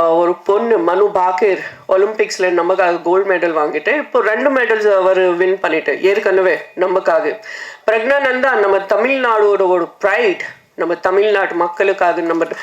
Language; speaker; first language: Tamil; non-native, fluent; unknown